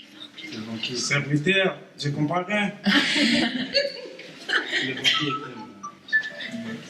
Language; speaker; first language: French; non-native, learner; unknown